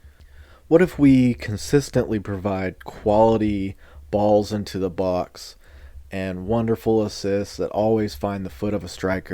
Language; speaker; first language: English; native; English